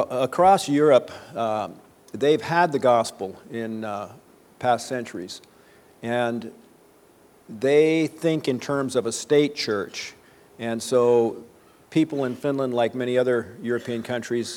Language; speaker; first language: English; native; English